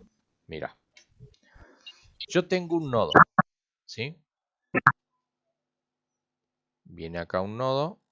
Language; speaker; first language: Spanish; native; Spanish